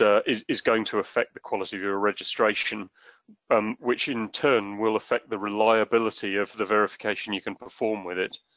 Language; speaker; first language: English; native; English